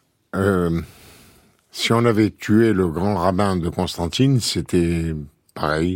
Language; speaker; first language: French; native; French